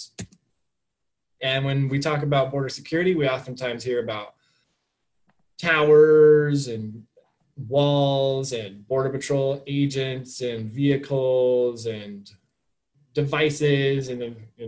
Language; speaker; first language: English; native; English